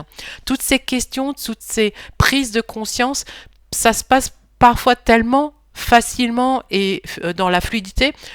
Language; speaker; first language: French; native; French